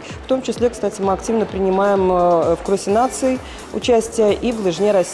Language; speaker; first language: Russian; native; Russian